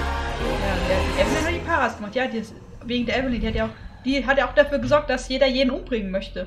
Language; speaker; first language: German; native; German